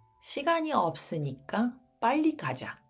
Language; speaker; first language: Korean; early bilingual, heritage; Japanese